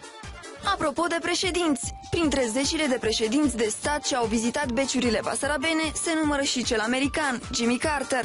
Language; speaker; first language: Romanian; native; Romanian